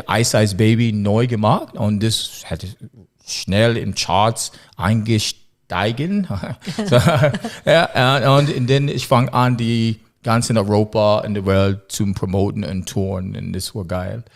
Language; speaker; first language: German; non-native, learner; English